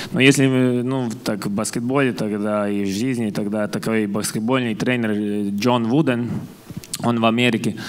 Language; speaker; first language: Russian; non-native, fluent; Latvian